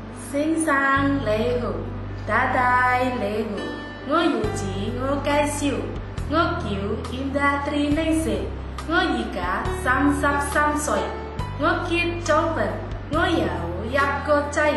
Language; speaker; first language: Cantonese; non-native, learner; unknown